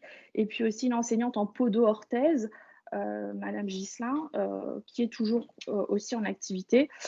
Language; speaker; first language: French; native; French